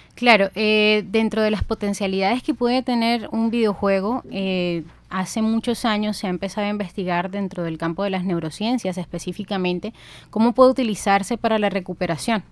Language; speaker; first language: Spanish; native; Spanish